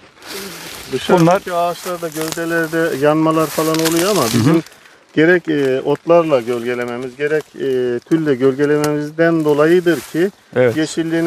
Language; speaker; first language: Turkish; native; Turkish